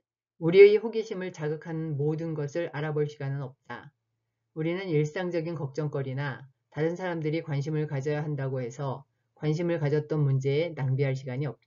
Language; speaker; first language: Korean; native; Korean